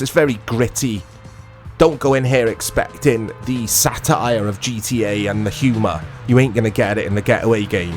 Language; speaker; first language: English; native; English